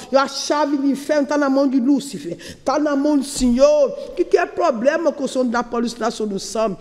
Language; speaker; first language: Portuguese; non-native, learner; Yoruba